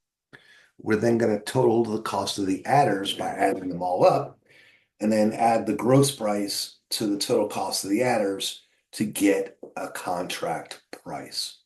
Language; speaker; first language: English; native; English